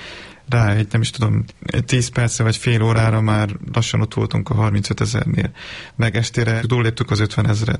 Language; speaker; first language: Hungarian; native; Hungarian